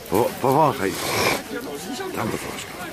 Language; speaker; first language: Polish; native; Polish